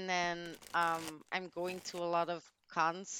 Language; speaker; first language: English; non-native, fluent; Dutch